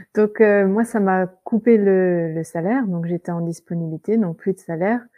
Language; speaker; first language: French; native; French